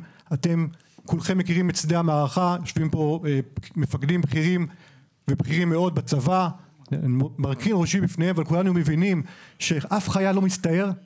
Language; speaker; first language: Hebrew; native; Hebrew